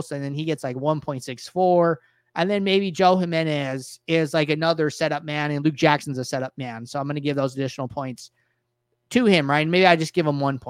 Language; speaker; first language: English; native; English